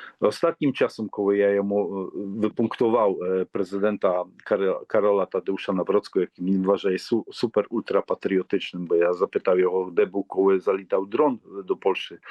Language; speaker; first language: Polish; non-native, learner; Ukrainian